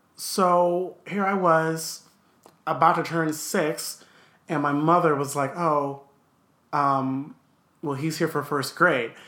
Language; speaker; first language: English; native; English